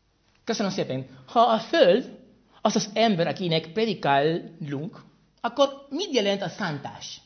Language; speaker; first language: Hungarian; non-native, fluent; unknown